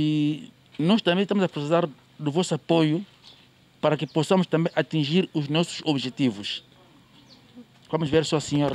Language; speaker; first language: Portuguese; native; Portuguese